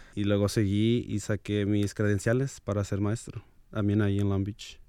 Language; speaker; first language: Spanish; early bilingual, heritage; Spanish